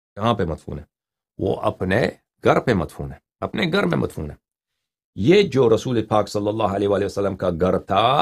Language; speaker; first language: Urdu; non-native, fluent; Persian